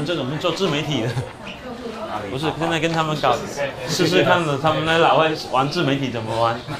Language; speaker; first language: Chinese; native; Chinese